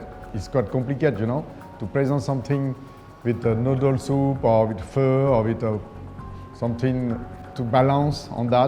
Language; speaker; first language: English; non-native, fluent; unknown